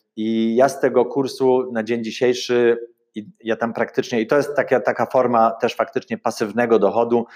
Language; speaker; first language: Polish; early bilingual, heritage; Polish